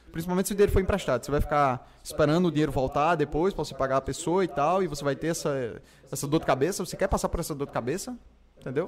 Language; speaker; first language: Portuguese; native; Portuguese